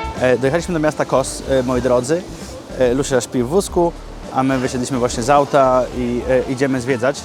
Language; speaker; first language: Polish; native; Polish